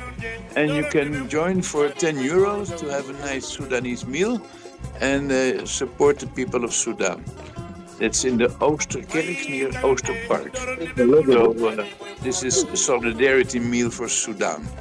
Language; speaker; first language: English; non-native, fluent; Dutch